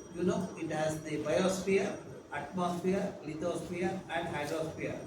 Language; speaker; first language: English; non-native, local second language; Kannada